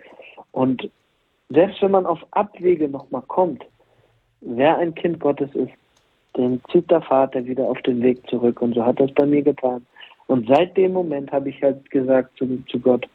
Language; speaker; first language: German; native; German